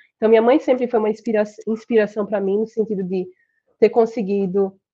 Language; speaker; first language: Portuguese; native; Portuguese